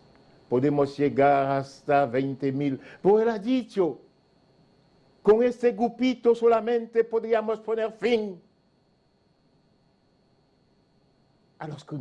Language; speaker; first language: Spanish; non-native, fluent; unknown